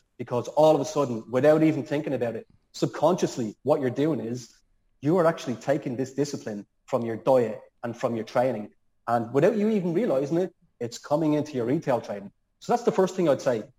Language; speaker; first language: English; native; English